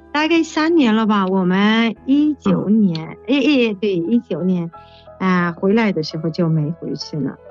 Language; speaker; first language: Chinese; non-native, fluent; Persian